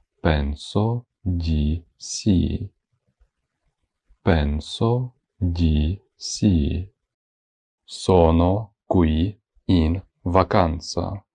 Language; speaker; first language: Italian; non-native, fluent; Ukrainian